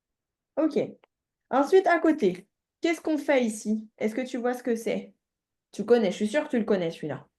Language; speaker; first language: French; native; French